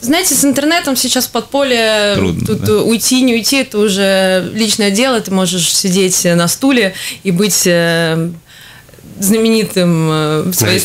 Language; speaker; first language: Russian; native; Russian